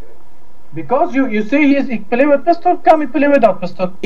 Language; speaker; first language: English; non-native, learner; Uzbek